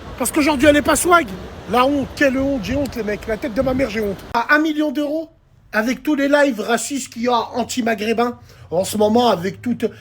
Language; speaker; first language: French; early bilingual, other home language; Arabic